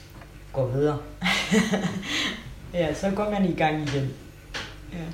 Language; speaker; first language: Danish; non-native, fluent; Kurdish